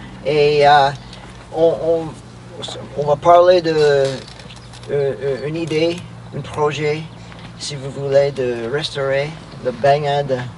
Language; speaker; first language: French; non-native, fluent; English